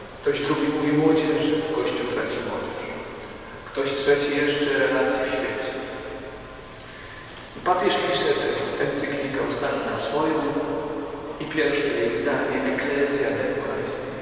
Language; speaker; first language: Polish; native; Polish